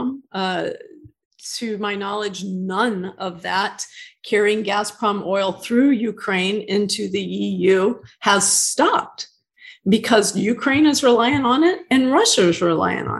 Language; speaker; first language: English; native; English